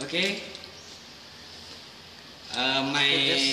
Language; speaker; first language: English; non-native, learner; Indonesian